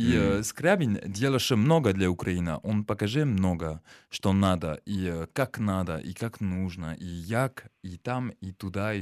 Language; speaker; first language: Russian; non-native, learner; French